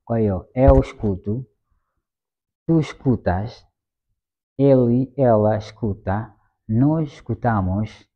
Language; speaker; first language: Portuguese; non-native, fluent; Swahili